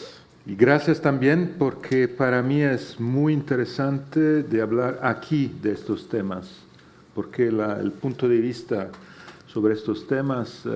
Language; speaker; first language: Spanish; non-native, fluent; Italian